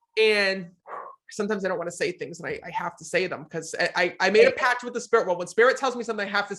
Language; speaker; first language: English; native; English